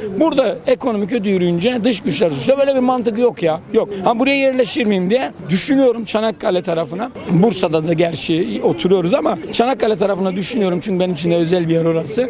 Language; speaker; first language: Turkish; native; Turkish